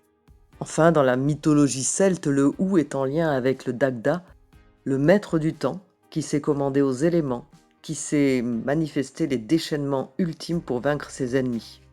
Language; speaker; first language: French; native; French